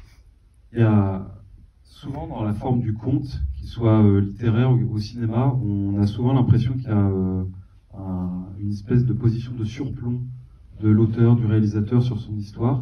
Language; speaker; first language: French; native; French